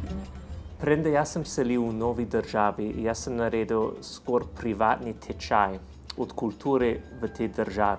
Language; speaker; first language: Slovenian; non-native, learner; English